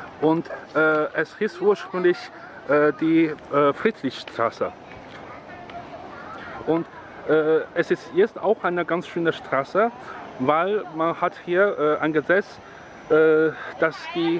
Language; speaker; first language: German; non-native, fluent; Chinese